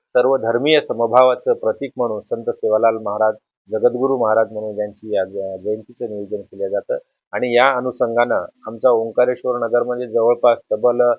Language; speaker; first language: Marathi; non-native, local second language; Lambadi